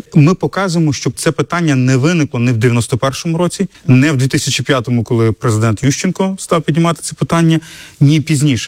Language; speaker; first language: Ukrainian; native; Ukrainian